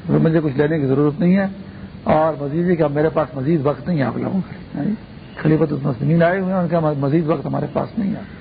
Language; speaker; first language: Urdu; non-native, local second language; Pashto